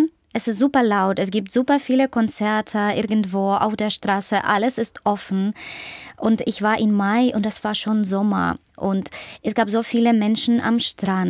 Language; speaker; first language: German; non-native, fluent; Ukrainian